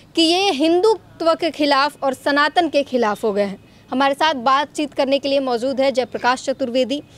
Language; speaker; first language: Hindi; native; Hindi